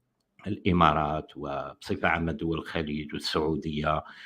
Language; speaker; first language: Arabic; native; Arabic